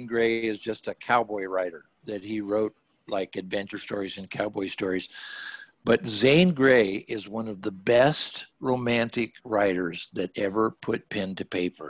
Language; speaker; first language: English; native; English